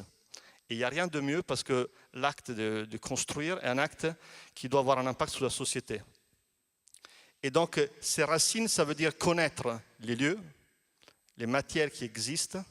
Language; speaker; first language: French; non-native, fluent; Italian